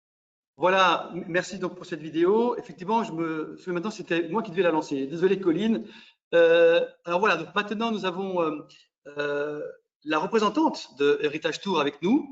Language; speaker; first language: French; native; French